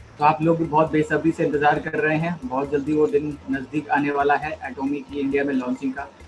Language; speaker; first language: Hindi; early bilingual, other home language; Nepali